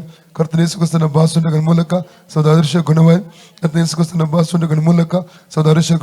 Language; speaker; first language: Kannada; non-native, local second language; Tulu